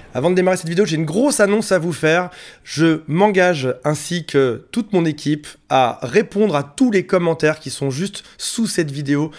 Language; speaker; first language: French; native; French